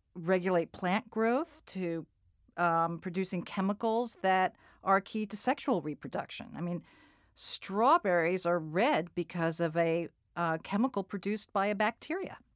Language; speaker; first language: English; native; English